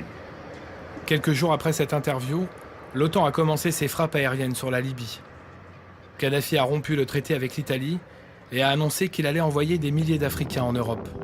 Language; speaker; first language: French; native; French